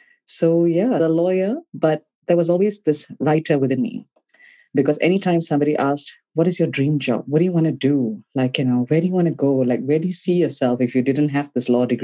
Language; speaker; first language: English; non-native, local second language; Tamil